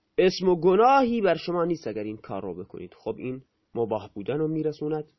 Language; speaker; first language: Persian; non-native, local second language; Baluchi